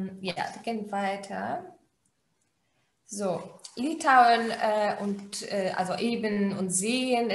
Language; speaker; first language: German; non-native, fluent; Polish